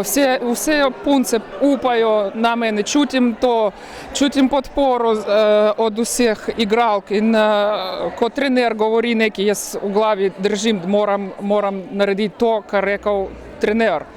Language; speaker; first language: Slovenian; non-native, learner; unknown